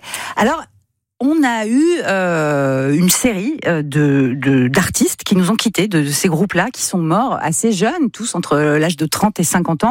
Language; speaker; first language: French; native; French